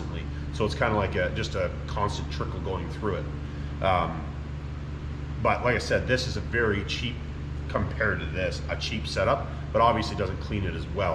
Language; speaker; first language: English; native; English